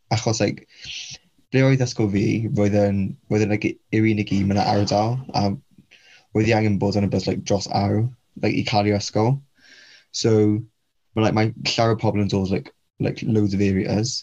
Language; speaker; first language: Welsh; non-native, local second language; English